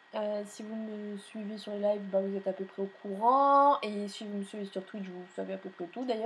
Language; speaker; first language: French; native; French